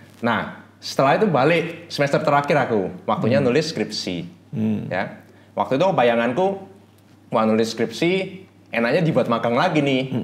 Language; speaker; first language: Indonesian; native; Indonesian